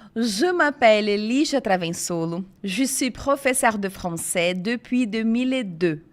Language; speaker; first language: French; non-native, fluent; Portuguese